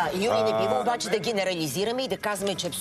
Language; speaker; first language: Bulgarian; native; Bulgarian